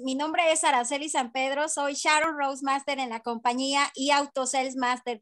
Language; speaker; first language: Spanish; native; Spanish